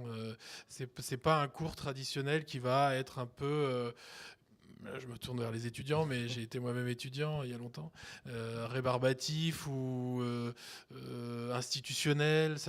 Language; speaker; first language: French; native; French